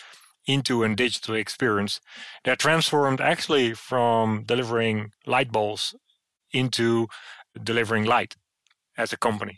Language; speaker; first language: English; non-native, fluent; Dutch